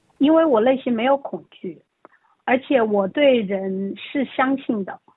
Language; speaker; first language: Chinese; native; Chinese